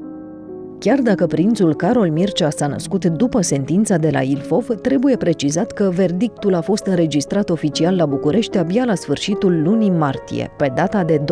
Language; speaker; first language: Romanian; native; Romanian